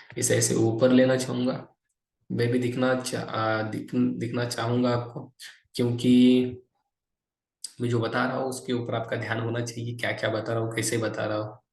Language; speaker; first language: Hindi; non-native, local second language; Marathi